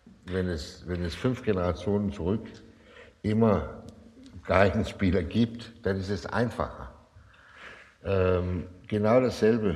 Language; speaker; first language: German; non-native, fluent; Danish